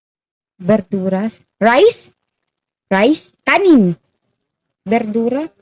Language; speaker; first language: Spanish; non-native, learner; Filipino